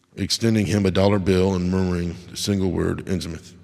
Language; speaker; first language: English; native; English